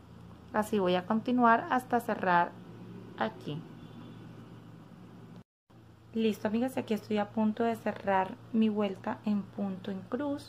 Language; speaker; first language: Spanish; native; Spanish